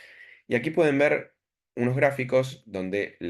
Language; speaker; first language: Spanish; native; Spanish